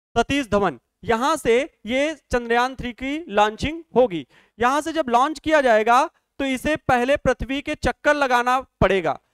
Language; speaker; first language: Hindi; native; Hindi